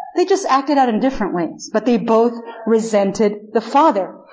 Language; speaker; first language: English; non-native, fluent; Spanish